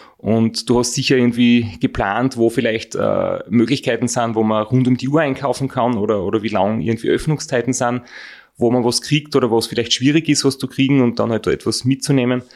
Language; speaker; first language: German; native; German